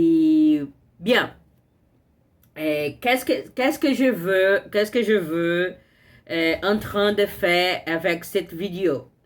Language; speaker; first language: French; non-native, learner; Portuguese